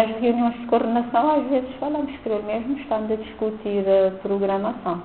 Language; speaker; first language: Portuguese; non-native, local second language; Kabuverdianu